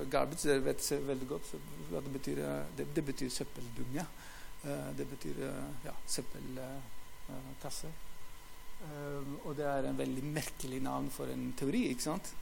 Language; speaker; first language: Norwegian; non-native, fluent; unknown